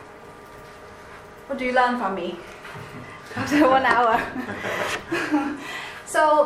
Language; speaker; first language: English; non-native, fluent; Chinese